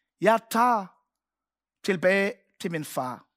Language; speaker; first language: Danish; non-native, fluent; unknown